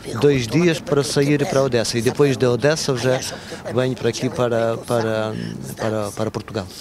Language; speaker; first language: Portuguese; non-native, fluent; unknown